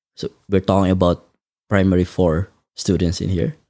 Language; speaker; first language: English; non-native, local second language; Filipino